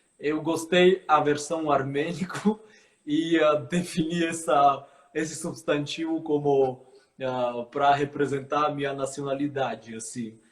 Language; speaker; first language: Portuguese; non-native, fluent; Armenian